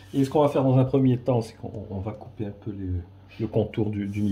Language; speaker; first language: French; native; French